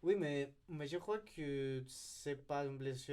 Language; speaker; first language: French; non-native, learner; Spanish